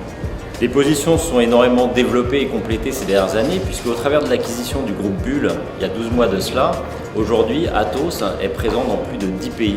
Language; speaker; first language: French; native; French